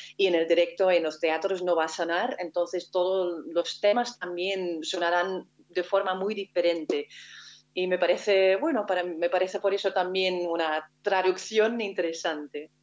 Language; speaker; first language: Spanish; non-native, fluent; Dutch